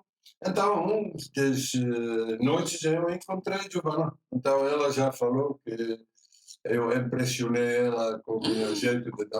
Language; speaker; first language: Portuguese; non-native, fluent; Dutch